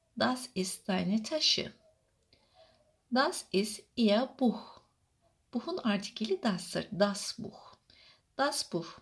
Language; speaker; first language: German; non-native, fluent; Turkish